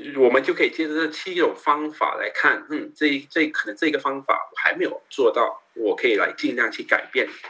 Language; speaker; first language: Chinese; native; Chinese